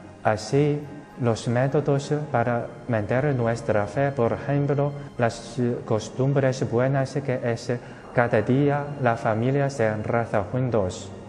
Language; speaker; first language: Spanish; non-native, fluent; Chinese